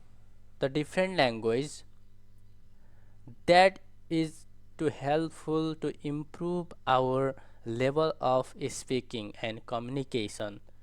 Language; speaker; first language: English; non-native, learner; Nepali